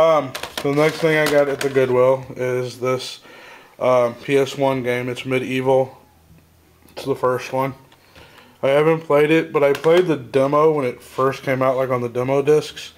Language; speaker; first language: English; native; English